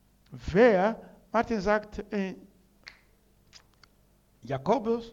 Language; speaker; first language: German; non-native, learner; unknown